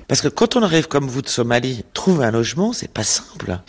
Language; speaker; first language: French; native; French